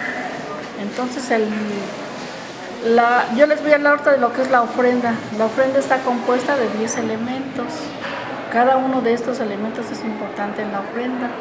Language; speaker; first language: Spanish; native; Spanish